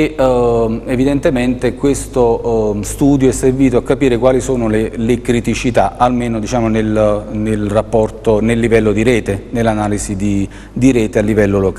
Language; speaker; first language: Italian; native; Italian